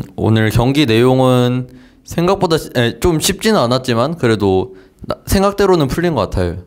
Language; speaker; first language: Korean; native; Korean